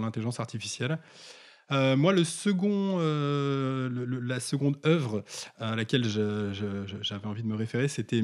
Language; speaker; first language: French; native; French